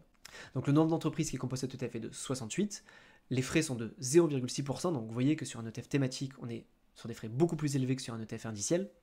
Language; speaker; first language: French; native; French